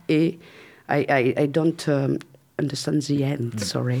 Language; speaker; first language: English; non-native, learner; French